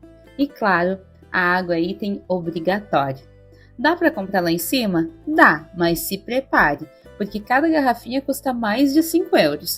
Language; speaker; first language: Portuguese; native; Portuguese